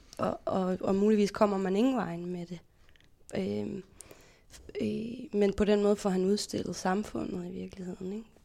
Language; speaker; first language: Danish; native; Danish